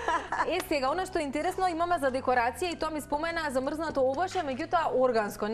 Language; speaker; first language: Macedonian; native; Macedonian